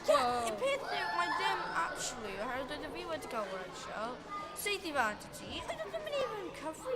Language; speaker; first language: Welsh; non-native, local second language; English